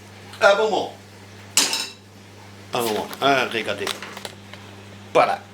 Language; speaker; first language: French; non-native, learner; Dutch